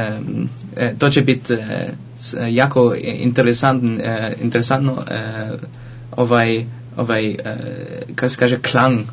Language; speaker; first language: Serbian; non-native, learner; Dutch